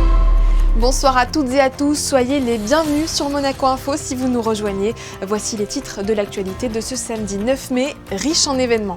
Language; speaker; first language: French; native; French